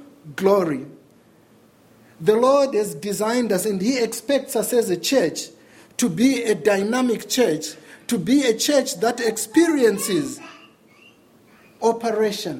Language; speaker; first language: English; non-native, local second language; Shona